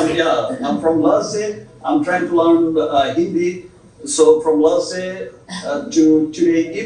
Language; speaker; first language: English; non-native, local second language; Bangla